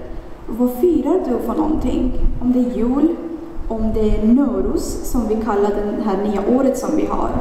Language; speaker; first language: Swedish; non-native, fluent; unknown